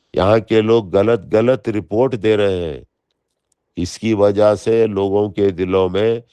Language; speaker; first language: Hindi; non-native, local second language; Kannada